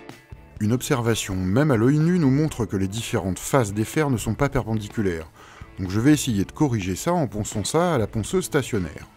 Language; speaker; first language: French; native; French